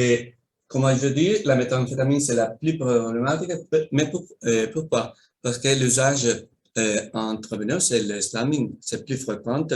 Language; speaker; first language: French; non-native, learner; Spanish